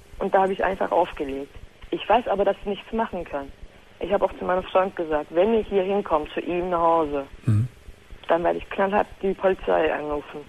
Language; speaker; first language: German; early bilingual, other home language; Turkish